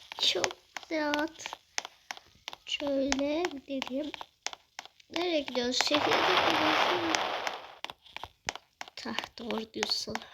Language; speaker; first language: Turkish; native; Turkish